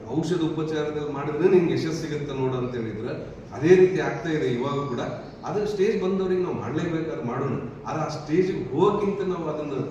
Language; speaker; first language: Kannada; native; Kannada